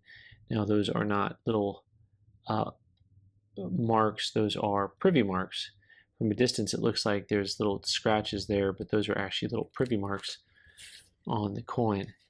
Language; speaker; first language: English; native; English